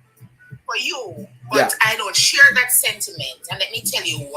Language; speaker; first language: English; native; English